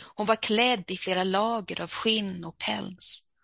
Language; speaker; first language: Swedish; early bilingual, other home language; English